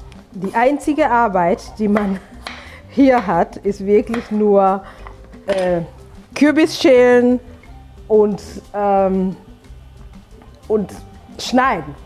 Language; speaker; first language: German; non-native, fluent; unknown